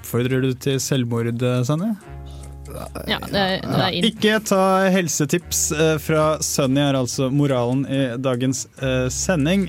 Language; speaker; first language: Norwegian; native; Norwegian